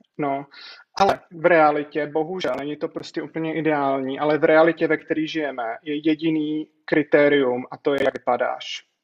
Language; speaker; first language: Czech; native; Czech